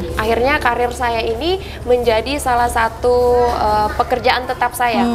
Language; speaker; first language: Indonesian; native; Indonesian